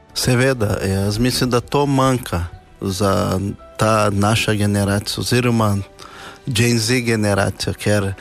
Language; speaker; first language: Slovenian; non-native, fluent; Portuguese